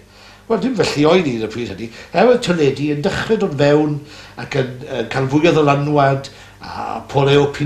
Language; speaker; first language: Welsh; native; Welsh